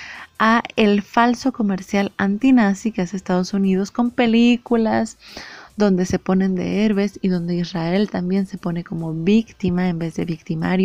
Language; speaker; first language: Spanish; native; Spanish